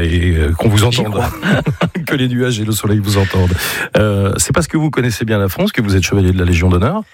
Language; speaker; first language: French; native; French